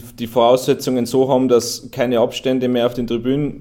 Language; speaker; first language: German; native; German